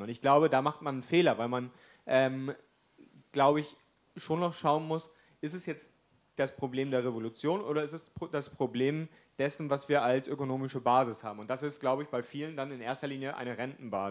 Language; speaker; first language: German; native; German